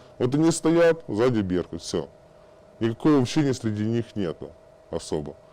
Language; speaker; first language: Russian; native; Russian